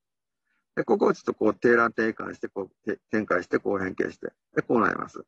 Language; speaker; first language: Japanese; native; Japanese